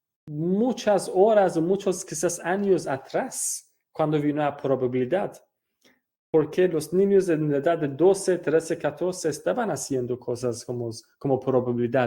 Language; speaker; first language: Spanish; non-native, fluent; Persian